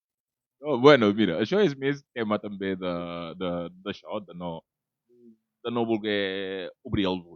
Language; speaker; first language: Catalan; non-native, fluent; Wolof